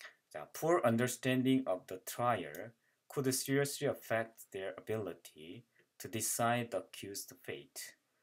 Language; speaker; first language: English; non-native, fluent; Korean